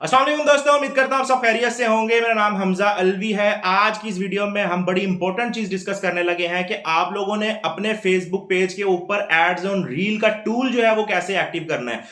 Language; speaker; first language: Urdu; non-native, local second language; Punjabi